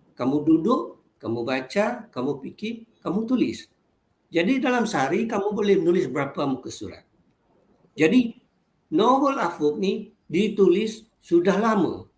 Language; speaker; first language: Malay; non-native, local second language; Chinese